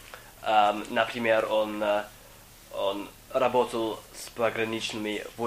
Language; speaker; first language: Russian; non-native, fluent; English